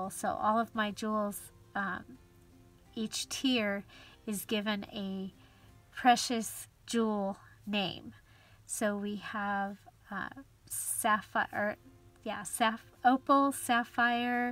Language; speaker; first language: English; native; English